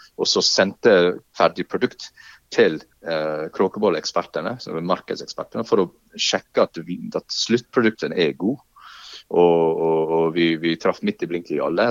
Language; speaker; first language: Norwegian; non-native, fluent; English